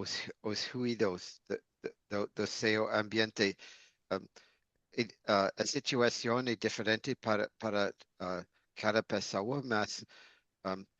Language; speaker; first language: Portuguese; non-native, learner; English